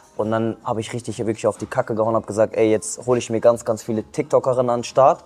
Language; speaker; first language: German; early bilingual, other home language; Kurdish